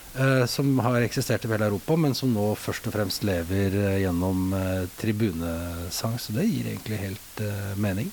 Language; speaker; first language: Norwegian; native; Norwegian